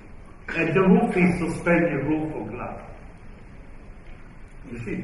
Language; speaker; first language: English; non-native, fluent; Italian